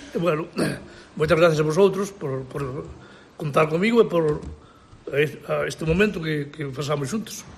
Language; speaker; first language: Galician; native; Galician